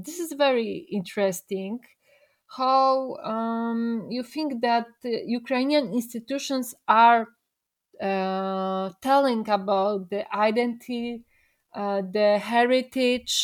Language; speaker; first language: English; non-native, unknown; Polish